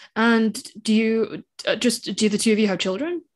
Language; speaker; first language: English; non-native, local second language; Cantonese